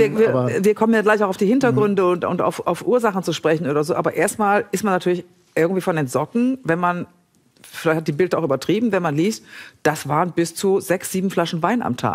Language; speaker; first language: German; native; German